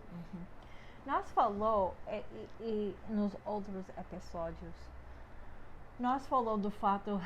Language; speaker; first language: Portuguese; non-native, fluent; English